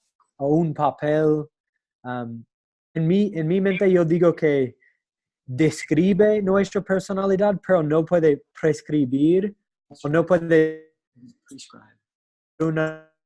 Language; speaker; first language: Spanish; non-native, learner; English